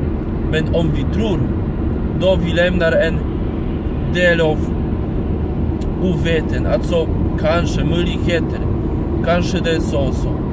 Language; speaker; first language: Swedish; non-native, fluent; Polish